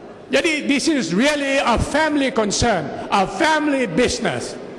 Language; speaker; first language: English; non-native, local second language; Malay